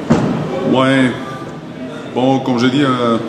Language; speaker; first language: French; non-native, fluent; Finnish